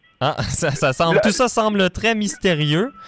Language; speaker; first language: French; native; French